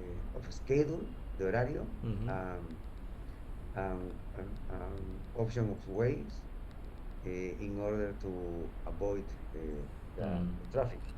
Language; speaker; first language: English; non-native, learner; Spanish